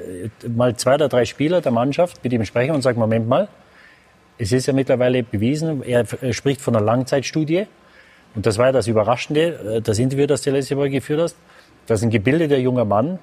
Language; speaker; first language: German; native; German